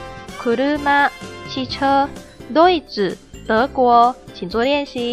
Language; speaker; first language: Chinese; native; Chinese